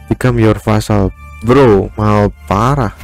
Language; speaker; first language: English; non-native, learner; Indonesian